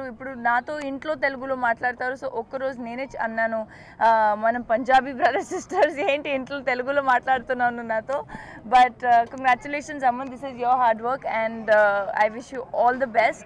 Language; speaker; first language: Telugu; non-native, local second language; Punjabi